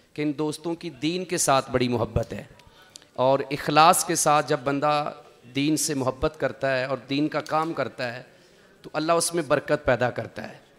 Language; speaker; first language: Urdu; non-native, local second language; Punjabi